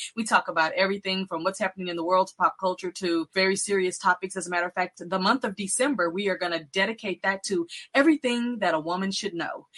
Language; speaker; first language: English; native; English